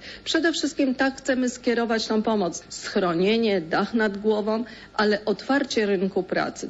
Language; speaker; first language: Polish; native; Polish